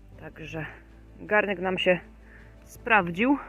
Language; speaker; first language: Polish; native; Polish